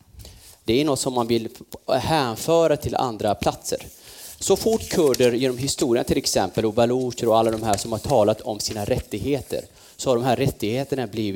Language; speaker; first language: Swedish; non-native, fluent; Kurdish